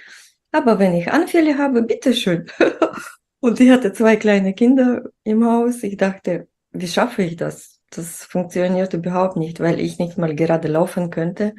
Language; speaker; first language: German; non-native, fluent; Russian